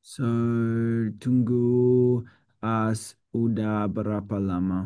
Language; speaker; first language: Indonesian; non-native, learner; English